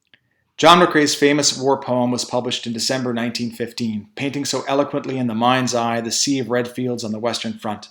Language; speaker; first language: English; native; English